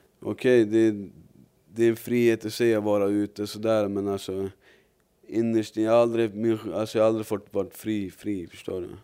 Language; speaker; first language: Swedish; native; Swedish